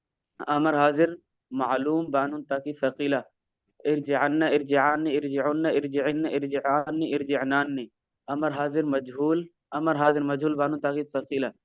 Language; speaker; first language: Arabic; non-native, learner; Urdu